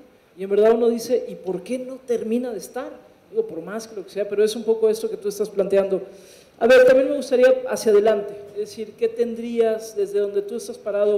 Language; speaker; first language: Spanish; native; Spanish